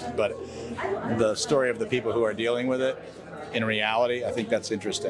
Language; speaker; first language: English; native; English